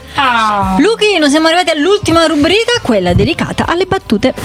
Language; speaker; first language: Italian; native; Italian